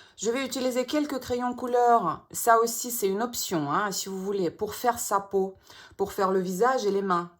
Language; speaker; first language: French; non-native, fluent; Russian